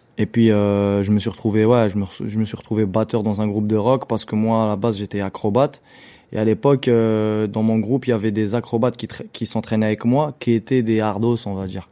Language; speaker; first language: French; non-native, local second language; Arabic